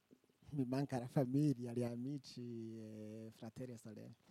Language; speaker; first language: Italian; non-native, local second language; Rundi